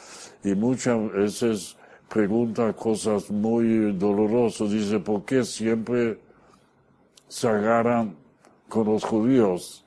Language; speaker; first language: Spanish; non-native, fluent; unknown